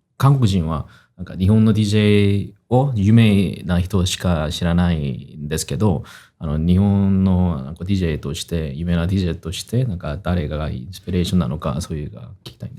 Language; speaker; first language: Japanese; non-native, fluent; Korean